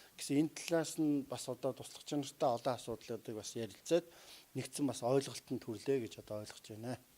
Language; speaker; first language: Mongolian; native; Mongolian